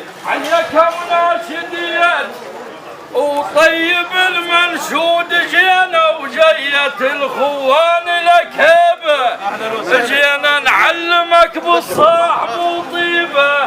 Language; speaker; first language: Arabic; native; Arabic